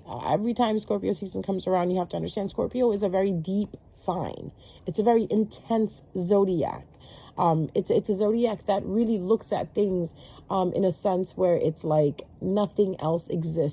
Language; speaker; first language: English; native; English